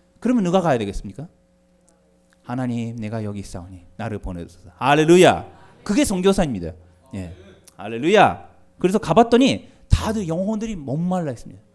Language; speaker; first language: Korean; non-native, fluent; Japanese